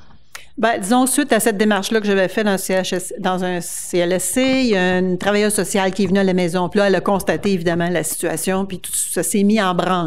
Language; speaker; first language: French; native; French